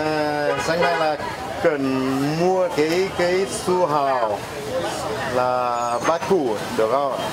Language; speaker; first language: Vietnamese; non-native, fluent; French